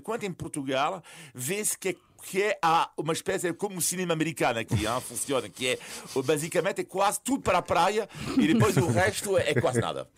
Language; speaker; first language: Portuguese; non-native, fluent; French